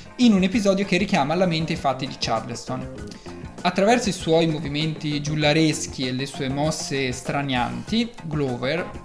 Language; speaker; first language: Italian; native; Italian